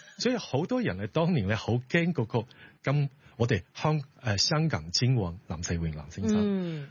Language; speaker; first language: Cantonese; non-native, fluent; Chinese